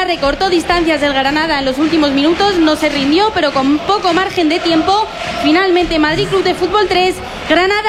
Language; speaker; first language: Spanish; native; Spanish